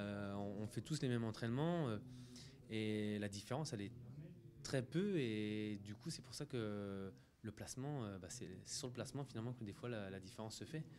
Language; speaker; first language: French; native; French